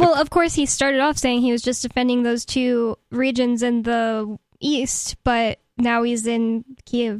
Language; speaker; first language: English; native; English